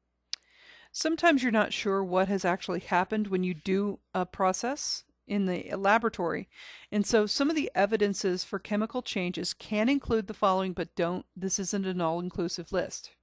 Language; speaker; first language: English; native; English